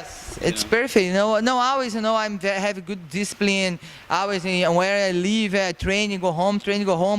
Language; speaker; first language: English; non-native, learner; Portuguese